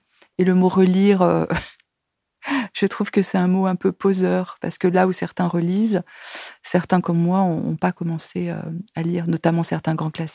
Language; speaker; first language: French; native; French